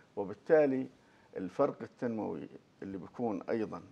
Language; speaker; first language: Arabic; native; Arabic